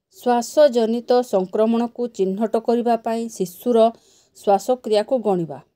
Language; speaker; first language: Odia; non-native, local second language; Santali